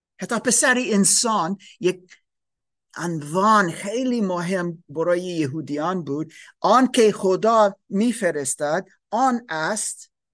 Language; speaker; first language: Persian; non-native, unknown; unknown